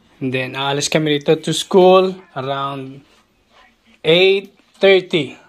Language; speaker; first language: Filipino; non-native, local second language; Cebuano